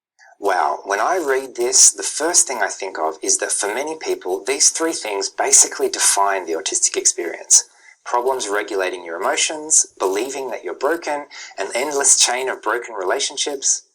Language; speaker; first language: English; native; English